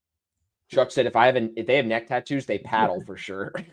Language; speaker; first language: English; native; English